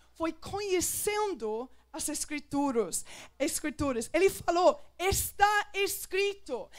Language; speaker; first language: Portuguese; non-native, fluent; English